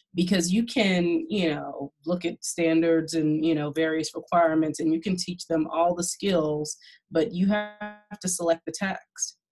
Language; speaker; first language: English; native; English